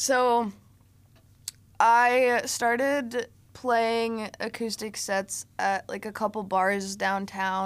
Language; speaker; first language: English; native; English